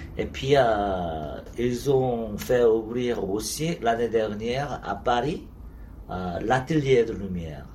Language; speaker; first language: French; non-native, learner; Korean